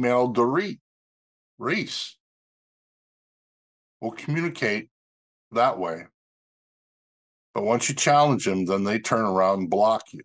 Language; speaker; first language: English; native; English